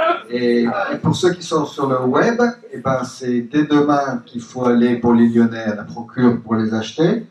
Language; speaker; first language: French; native; French